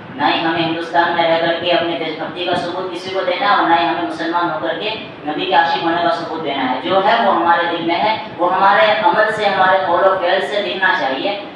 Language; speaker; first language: Urdu; native; Urdu